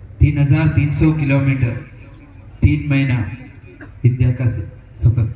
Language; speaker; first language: Urdu; non-native, local second language; Malayalam